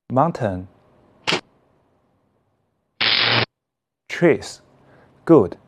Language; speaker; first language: English; non-native, fluent; Chinese